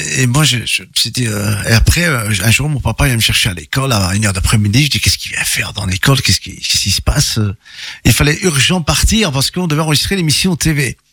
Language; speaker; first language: French; early bilingual, other home language; Italian